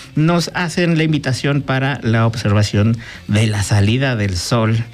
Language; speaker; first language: Spanish; native; Spanish